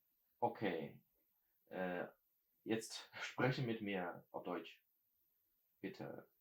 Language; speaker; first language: German; non-native, learner; Chinese